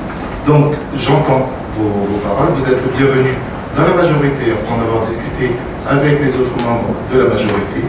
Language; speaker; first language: French; native; French